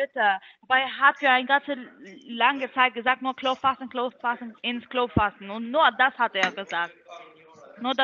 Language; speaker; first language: German; non-native, learner; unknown